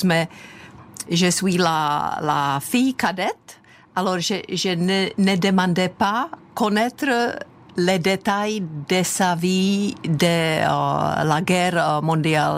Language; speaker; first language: French; non-native, fluent; Czech